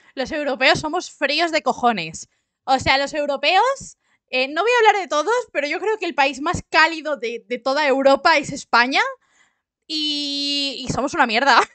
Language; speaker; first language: Spanish; native; Spanish